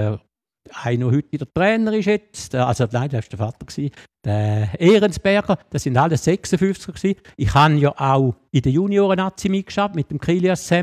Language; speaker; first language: German; native; German